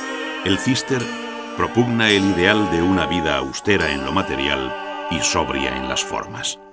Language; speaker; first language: Spanish; native; Spanish